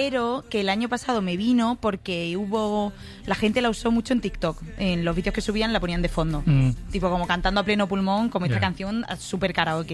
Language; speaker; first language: Spanish; native; Spanish